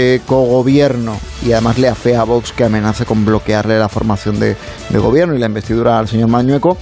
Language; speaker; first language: Spanish; native; Spanish